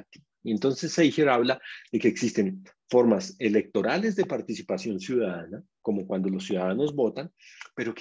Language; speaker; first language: Spanish; native; Spanish